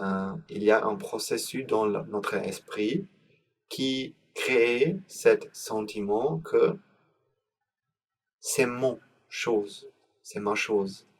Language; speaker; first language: French; non-native, learner; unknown